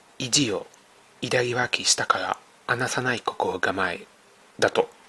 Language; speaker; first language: Japanese; non-native, fluent; Italian